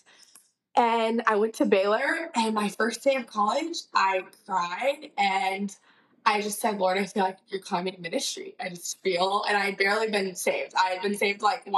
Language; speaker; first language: English; native; English